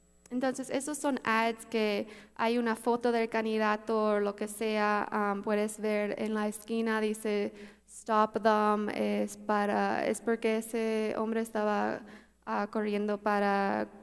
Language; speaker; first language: Spanish; early bilingual, heritage; Spanish